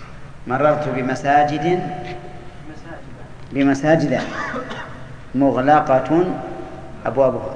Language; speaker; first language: Arabic; native; Arabic